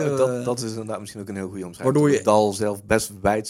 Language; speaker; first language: Dutch; native; Dutch